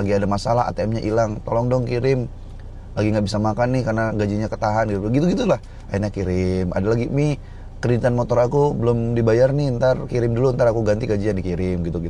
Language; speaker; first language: Indonesian; native; Indonesian